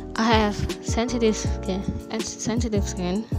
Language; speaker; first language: English; non-native, learner; Indonesian